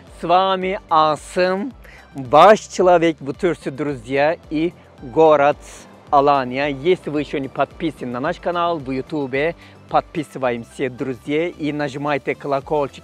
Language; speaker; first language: Russian; non-native, learner; Turkish